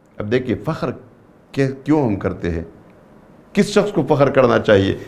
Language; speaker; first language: Urdu; non-native, local second language; Pashto